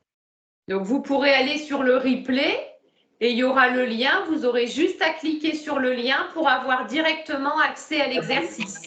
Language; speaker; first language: French; native; French